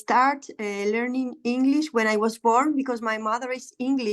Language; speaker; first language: English; early bilingual, heritage; Spanish